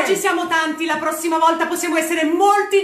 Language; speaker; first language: Italian; native; Italian